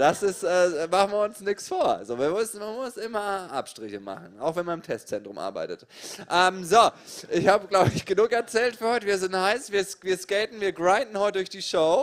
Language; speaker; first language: German; native; German